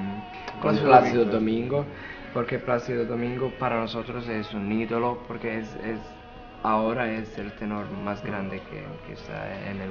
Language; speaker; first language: Spanish; non-native, learner; Italian